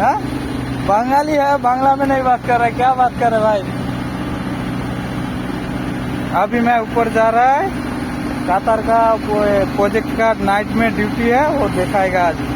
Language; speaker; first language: Hindi; non-native, local second language; Bangla